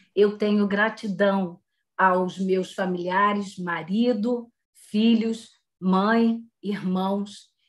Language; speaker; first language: Portuguese; native; Portuguese